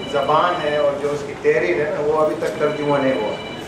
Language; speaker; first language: Urdu; non-native, fluent; English